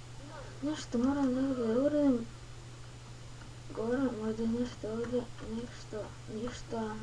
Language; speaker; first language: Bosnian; early bilingual, heritage; Bosnian